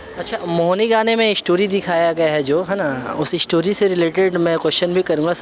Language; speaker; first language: Hindi; native; Hindi